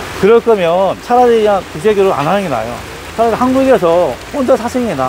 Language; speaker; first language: Korean; native; Korean